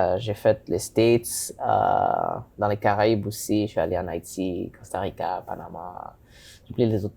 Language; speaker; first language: French; early bilingual, other home language; English